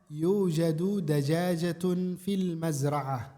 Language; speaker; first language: Arabic; non-native, fluent; Indonesian